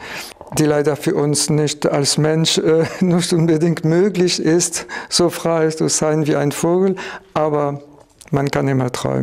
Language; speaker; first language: German; non-native, fluent; French